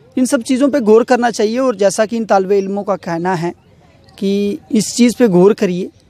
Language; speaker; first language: Hindi; non-native, local second language; Kashmiri